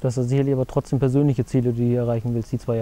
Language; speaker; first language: German; native; German